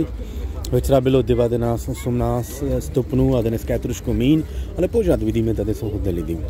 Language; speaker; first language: Czech; non-native, learner; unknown